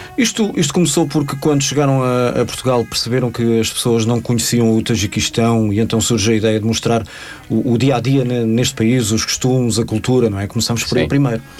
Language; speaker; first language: Portuguese; native; Portuguese